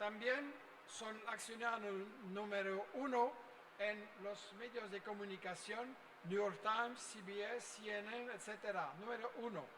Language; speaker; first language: Spanish; non-native, fluent; French